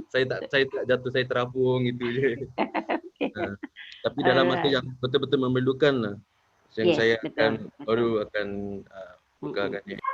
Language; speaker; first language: Malay; native; Malay